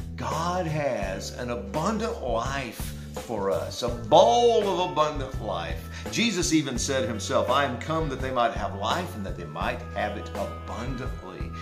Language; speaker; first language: English; native; English